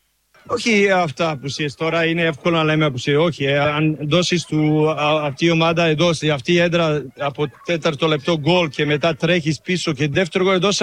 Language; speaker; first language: Greek; non-native, learner; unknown